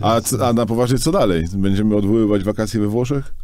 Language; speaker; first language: Polish; native; Polish